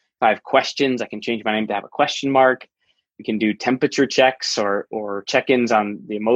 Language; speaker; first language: English; native; English